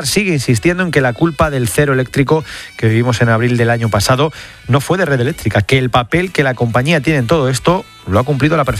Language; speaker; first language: Spanish; native; Spanish